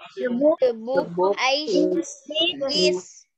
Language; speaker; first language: English; non-native, learner; Indonesian